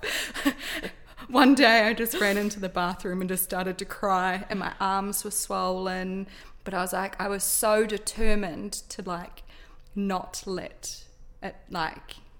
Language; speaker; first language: English; native; English